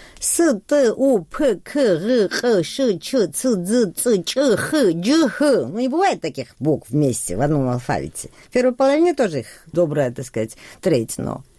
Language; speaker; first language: Russian; non-native, local second language; Georgian